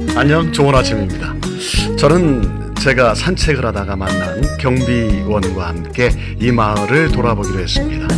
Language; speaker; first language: Korean; native; Korean